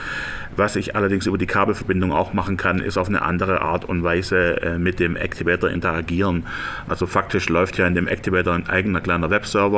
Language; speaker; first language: German; native; German